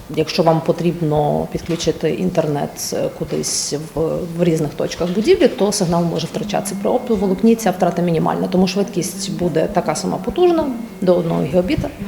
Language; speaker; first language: Ukrainian; native; Ukrainian